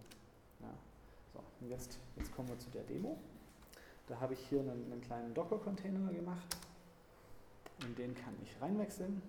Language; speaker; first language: German; native; German